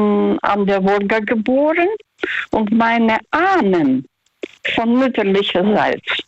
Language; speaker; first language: German; non-native, fluent; Russian